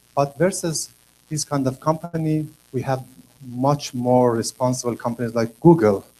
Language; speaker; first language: English; non-native, learner; Persian